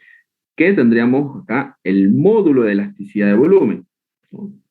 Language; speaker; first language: Spanish; native; Spanish